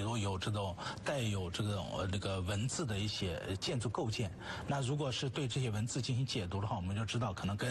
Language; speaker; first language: Chinese; native; Chinese